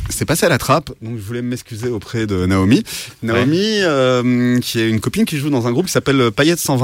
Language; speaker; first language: French; native; French